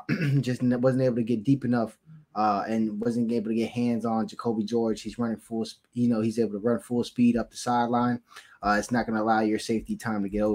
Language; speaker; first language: English; native; English